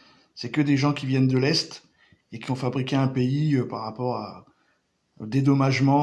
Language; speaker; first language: French; native; French